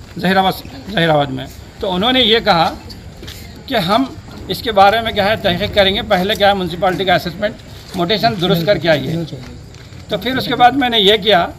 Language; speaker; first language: Hindi; non-native, local second language; Urdu